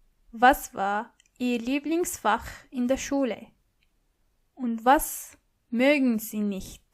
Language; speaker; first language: German; non-native, fluent; English